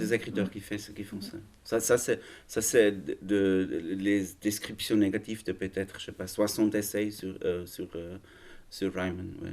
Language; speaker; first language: French; non-native, learner; German